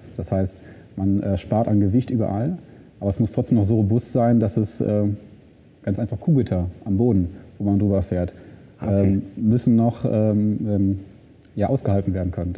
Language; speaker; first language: German; native; German